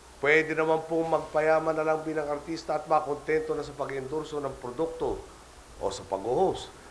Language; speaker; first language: Filipino; native; Filipino